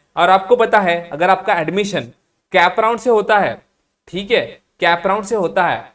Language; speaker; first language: Hindi; non-native, local second language; Marathi